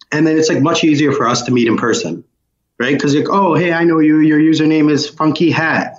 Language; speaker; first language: English; native; English